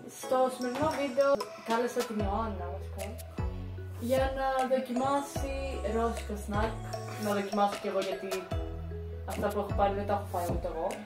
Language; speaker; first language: Greek; early bilingual, other home language; Russian